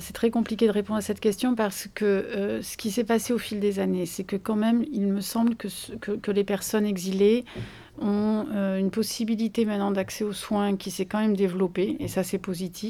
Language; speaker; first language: French; native; French